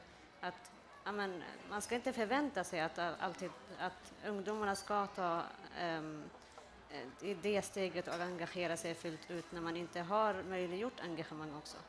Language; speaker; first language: Swedish; early bilingual, other home language; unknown